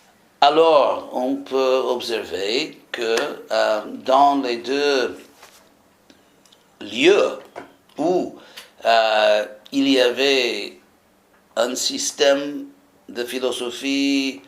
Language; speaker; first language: French; non-native, fluent; English